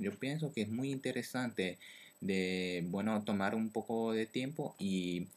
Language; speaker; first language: Spanish; non-native, learner; French